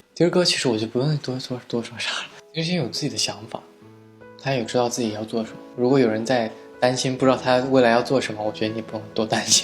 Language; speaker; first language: Chinese; native; Chinese